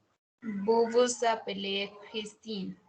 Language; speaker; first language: French; non-native, learner; Spanish